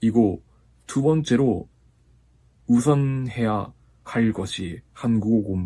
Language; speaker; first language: Korean; non-native, fluent; Japanese